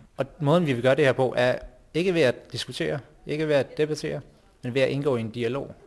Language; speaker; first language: Danish; early bilingual, other home language; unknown